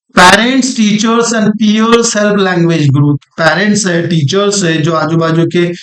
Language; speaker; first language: Hindi; non-native, local second language; Marathi